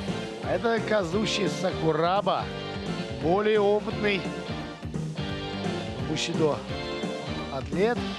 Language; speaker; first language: Russian; native; Russian